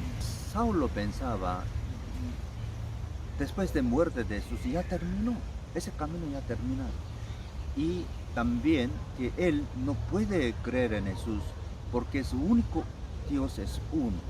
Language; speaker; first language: Spanish; non-native, learner; Korean